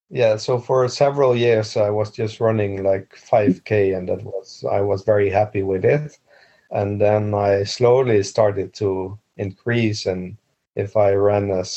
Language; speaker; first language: English; non-native, fluent; Dutch